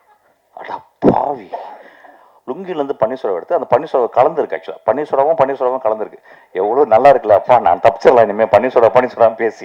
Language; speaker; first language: Tamil; native; Tamil